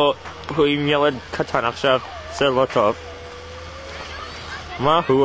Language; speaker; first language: Hebrew; non-native, learner; English